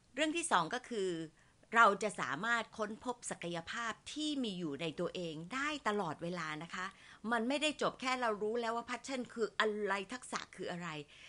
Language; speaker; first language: Thai; native; Thai